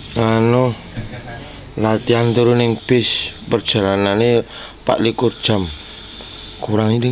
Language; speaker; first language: Indonesian; non-native, local second language; Javanese